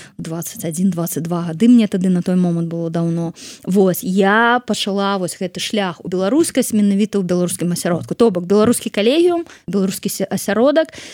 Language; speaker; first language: Belarusian; non-native, local second language; Russian